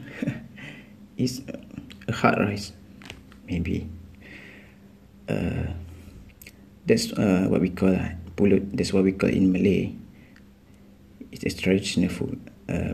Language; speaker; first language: English; non-native, local second language; Malay